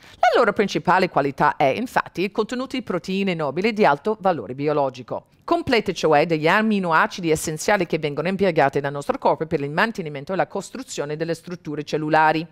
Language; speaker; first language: Italian; non-native, fluent; English